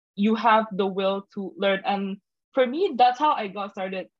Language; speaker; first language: English; non-native, fluent; Indonesian